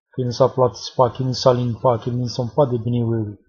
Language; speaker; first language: French; non-native, local second language; Arabic